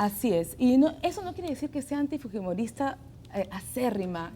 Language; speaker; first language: Spanish; native; Spanish